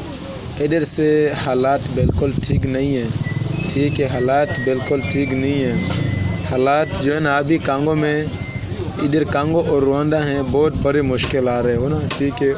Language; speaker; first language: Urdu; non-native, learner; Swahili